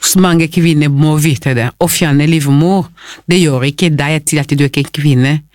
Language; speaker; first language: Norwegian; non-native, fluent; Lingala